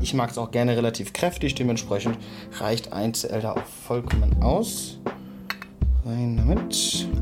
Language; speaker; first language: German; native; German